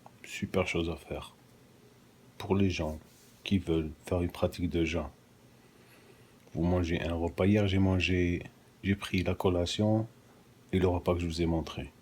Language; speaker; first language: French; non-native, local second language; Arabic